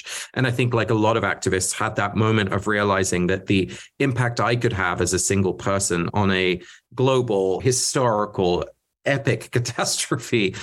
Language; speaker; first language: English; early bilingual, other home language; Dutch